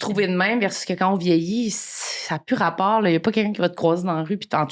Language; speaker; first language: French; native; French